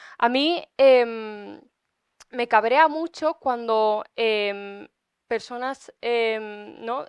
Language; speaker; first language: Spanish; early bilingual, other home language; Arabic